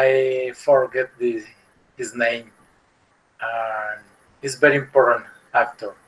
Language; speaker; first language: English; non-native, learner; Spanish